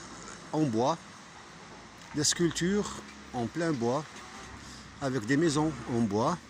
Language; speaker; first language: French; non-native, fluent; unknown